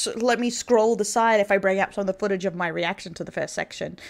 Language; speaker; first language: English; native; English